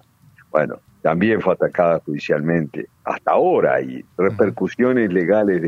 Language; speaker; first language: Spanish; native; Spanish